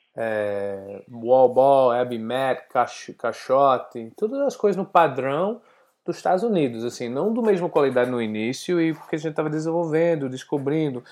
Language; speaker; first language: Portuguese; non-native, fluent; English